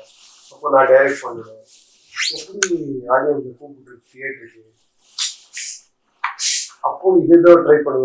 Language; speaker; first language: Tamil; non-native, learner; Kannada